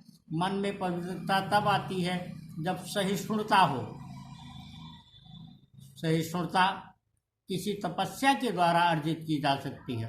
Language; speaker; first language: Hindi; native; Hindi